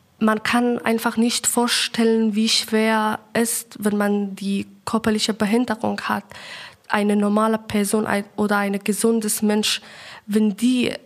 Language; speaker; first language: German; non-native, fluent; Persian